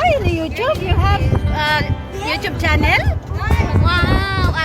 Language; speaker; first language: English; non-native, local second language; Filipino